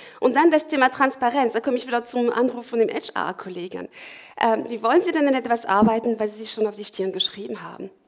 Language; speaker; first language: German; non-native, fluent; French